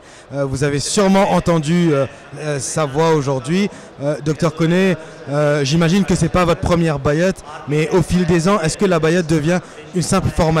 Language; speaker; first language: French; native; French